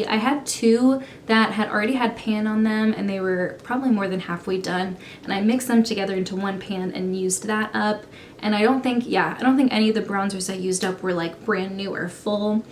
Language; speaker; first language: English; native; English